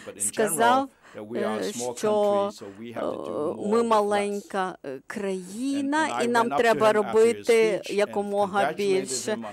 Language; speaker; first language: Ukrainian; non-native, fluent; English